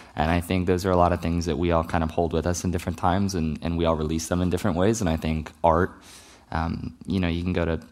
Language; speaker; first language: English; native; English